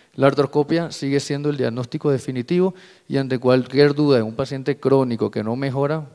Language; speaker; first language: Spanish; native; Spanish